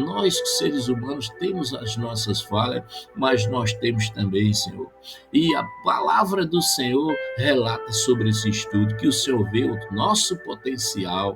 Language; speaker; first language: Portuguese; native; Portuguese